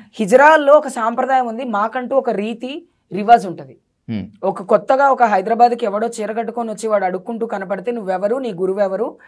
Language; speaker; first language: Telugu; native; Telugu